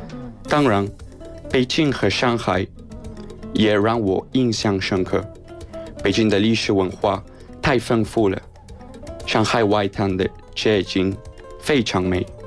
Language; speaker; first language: Chinese; non-native, learner; Spanish